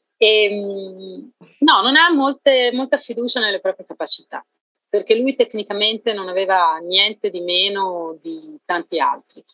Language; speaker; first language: Italian; native; Italian